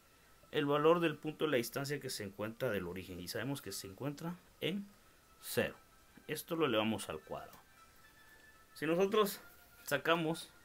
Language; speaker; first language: Spanish; native; Spanish